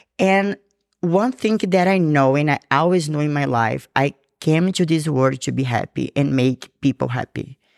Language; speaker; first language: English; non-native, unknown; Portuguese